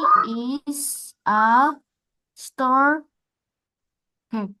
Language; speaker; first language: English; non-native, learner; Vietnamese